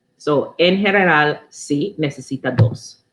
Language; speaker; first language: Spanish; non-native, learner; English